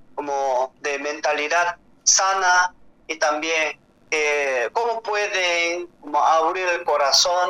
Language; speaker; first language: Spanish; non-native, learner; Korean